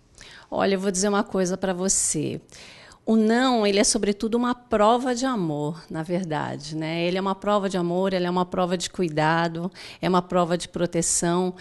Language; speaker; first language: Portuguese; native; Portuguese